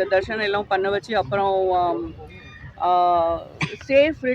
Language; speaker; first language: Tamil; non-native, learner; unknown